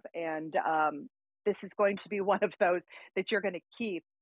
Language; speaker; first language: English; native; English